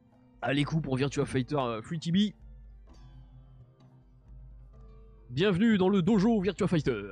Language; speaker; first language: French; native; French